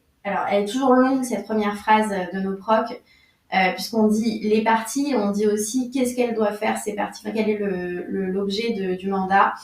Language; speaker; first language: French; native; French